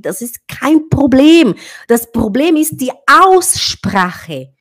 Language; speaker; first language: German; non-native, fluent; Portuguese